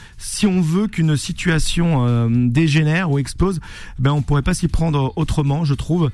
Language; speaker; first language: French; native; French